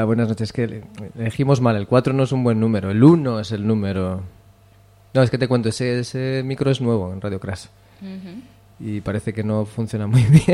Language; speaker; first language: Spanish; native; Spanish